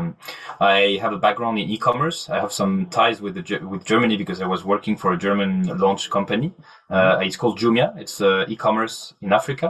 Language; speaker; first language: English; non-native, fluent; French